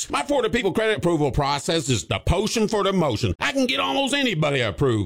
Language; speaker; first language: English; native; English